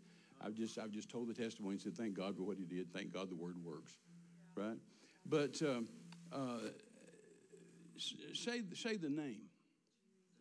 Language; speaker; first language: English; native; English